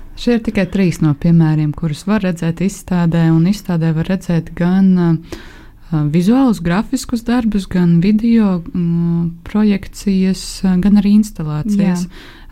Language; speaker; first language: Latvian; native; Latvian